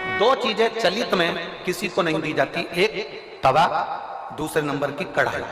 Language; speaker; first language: Hindi; native; Hindi